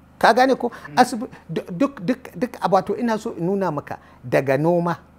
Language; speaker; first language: Hausa; native; Hausa